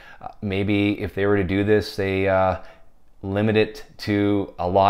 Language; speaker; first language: English; native; English